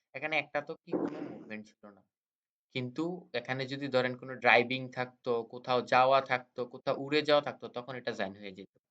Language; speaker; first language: Bangla; native; Bangla